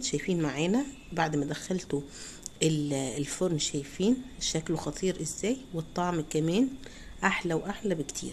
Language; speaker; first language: Arabic; native; Arabic